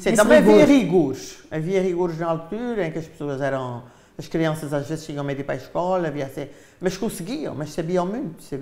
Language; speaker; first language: Portuguese; native; Portuguese